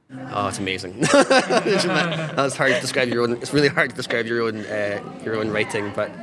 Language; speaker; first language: English; native; English